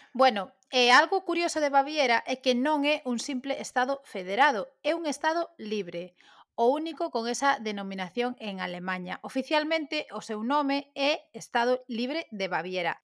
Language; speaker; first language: Galician; native; Galician